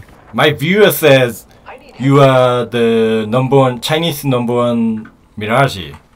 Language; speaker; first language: English; non-native, learner; Korean